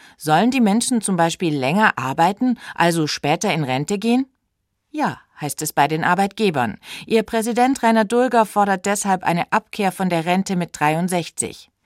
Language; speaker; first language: German; native; German